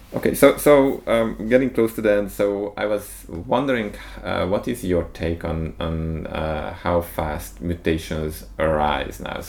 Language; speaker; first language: English; non-native, fluent; Hungarian